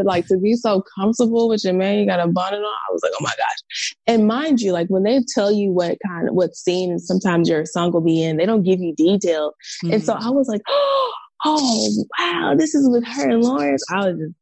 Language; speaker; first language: English; native; English